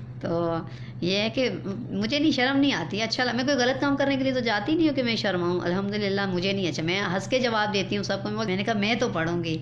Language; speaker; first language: Urdu; non-native, local second language; Northern Hindko